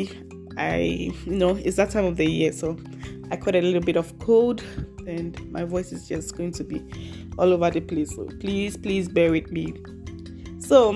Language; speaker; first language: English; non-native, local second language; Akan